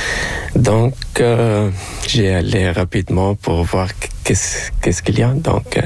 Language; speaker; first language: French; non-native, local second language; Arabic